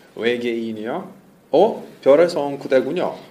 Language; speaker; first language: Korean; non-native, fluent; Italian